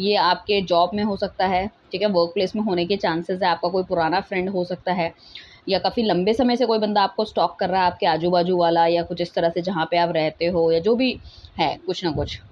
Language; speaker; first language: Hindi; native; Hindi